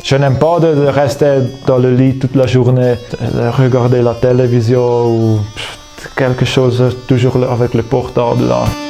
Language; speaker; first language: French; non-native, local second language; German